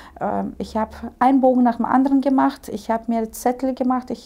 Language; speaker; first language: German; early bilingual, heritage; Russian